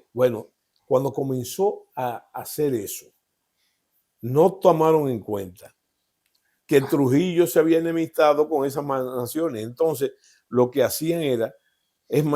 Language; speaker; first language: Spanish; native; Spanish